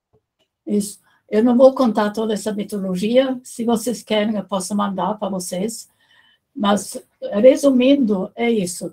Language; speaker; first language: Portuguese; non-native, fluent; German